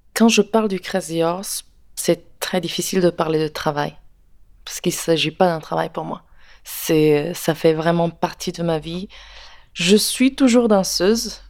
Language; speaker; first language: French; non-native, fluent; Italian